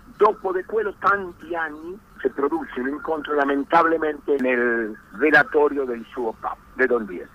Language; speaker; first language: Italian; non-native, learner; Spanish